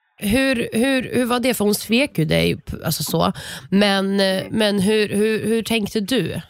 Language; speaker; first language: Swedish; native; Swedish